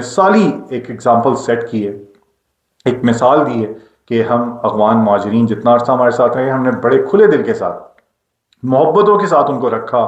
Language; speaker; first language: Urdu; non-native, local second language; Northern Hindko